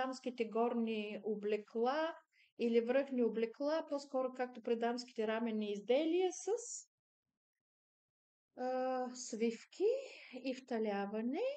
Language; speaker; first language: Bulgarian; native; Bulgarian